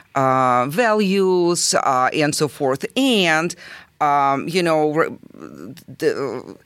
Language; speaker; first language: English; non-native, fluent; Russian